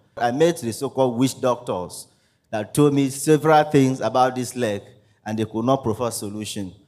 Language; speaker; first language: English; non-native, local second language; Ibibio